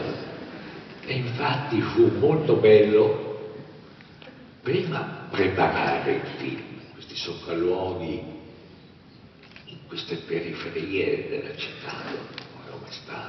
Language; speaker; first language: Italian; native; Italian